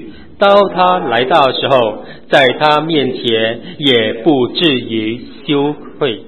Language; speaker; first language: Chinese; native; Chinese